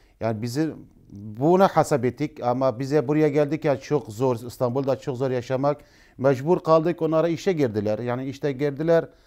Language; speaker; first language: Turkish; non-native, learner; Arabic